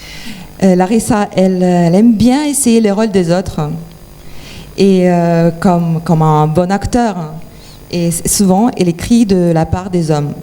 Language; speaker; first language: French; non-native, fluent; Ukrainian